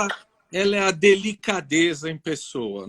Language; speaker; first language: Portuguese; native; Portuguese